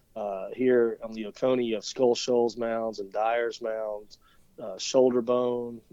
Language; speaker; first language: English; native; English